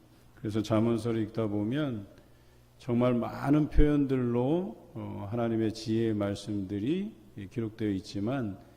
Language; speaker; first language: Korean; native; Korean